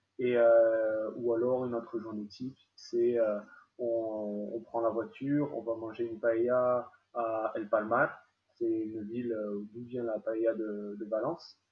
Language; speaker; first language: French; native; French